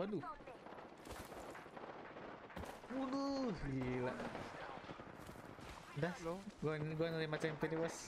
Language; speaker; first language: Indonesian; native; Indonesian